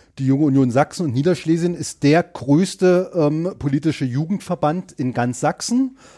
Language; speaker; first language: German; native; German